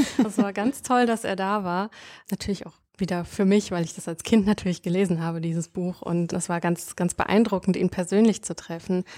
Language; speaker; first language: German; native; German